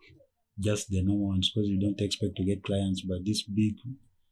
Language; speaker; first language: English; non-native, local second language; Ganda